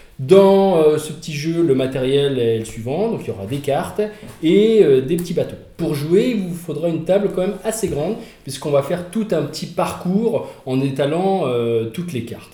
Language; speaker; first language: French; native; French